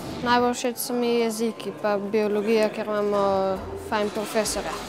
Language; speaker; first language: Slovenian; non-native, local second language; German